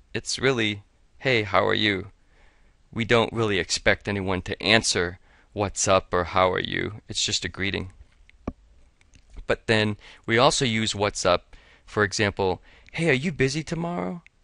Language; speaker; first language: English; native; English